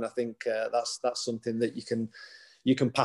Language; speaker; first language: English; native; English